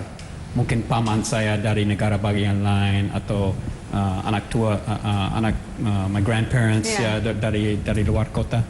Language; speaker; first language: Indonesian; non-native, fluent; English